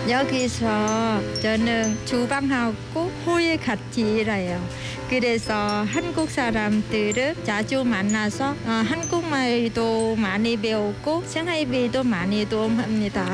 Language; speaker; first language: Korean; non-native, learner; Vietnamese